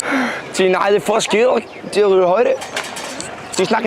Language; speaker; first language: Danish; non-native, learner; Icelandic